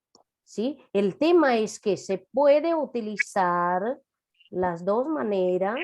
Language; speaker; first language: Spanish; non-native, fluent; Portuguese